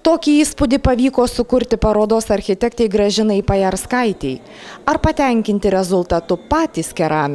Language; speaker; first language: Lithuanian; native; Lithuanian